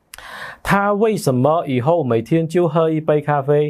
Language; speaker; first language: Chinese; non-native, fluent; Khmer